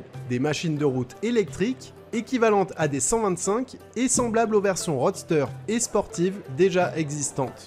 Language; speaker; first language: French; native; French